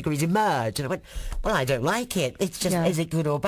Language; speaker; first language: English; native; English